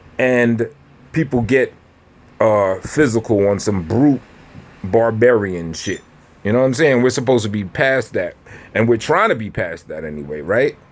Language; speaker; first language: English; native; English